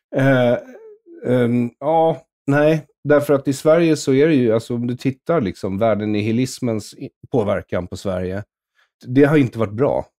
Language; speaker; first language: Swedish; native; Swedish